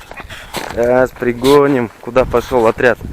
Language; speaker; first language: Russian; native; Russian